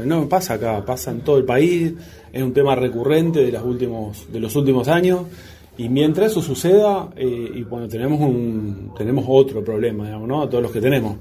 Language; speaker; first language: Spanish; native; Spanish